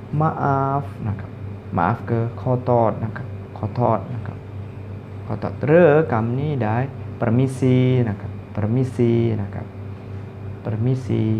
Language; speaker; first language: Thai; non-native, fluent; Indonesian